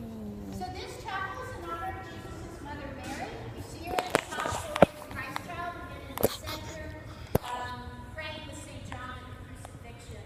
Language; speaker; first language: English; native; English